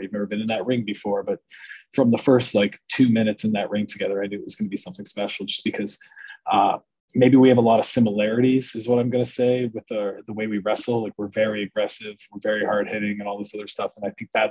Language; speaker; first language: English; native; English